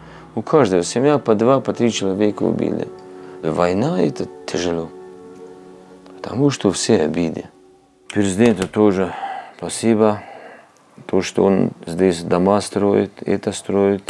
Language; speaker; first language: Russian; non-native, local second language; Tajik